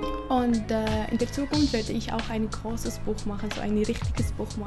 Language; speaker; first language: German; non-native, learner; Arabic